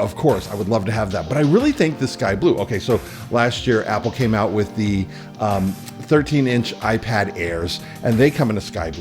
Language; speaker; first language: English; native; English